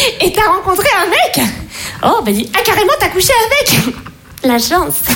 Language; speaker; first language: French; native; French